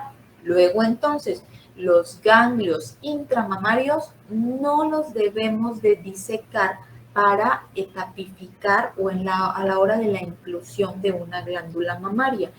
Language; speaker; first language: Spanish; native; Spanish